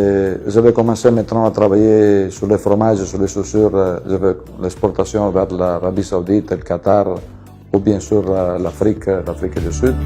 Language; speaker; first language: French; non-native, fluent; Italian